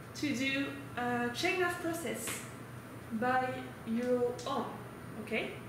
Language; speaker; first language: English; non-native, fluent; French